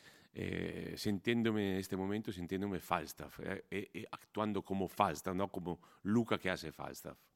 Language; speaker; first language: Spanish; non-native, fluent; Italian